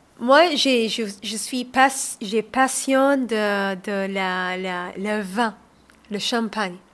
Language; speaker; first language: French; non-native, learner; Somali